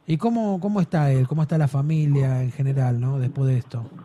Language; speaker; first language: Spanish; native; Spanish